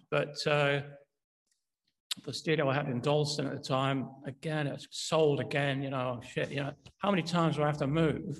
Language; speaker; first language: English; native; English